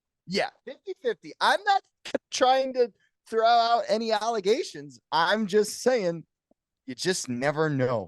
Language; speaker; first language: English; native; English